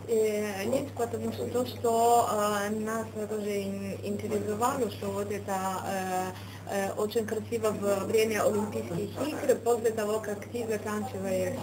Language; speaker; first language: Russian; non-native, fluent; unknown